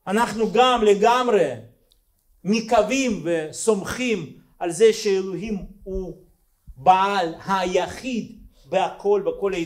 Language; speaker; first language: Hebrew; non-native, fluent; Russian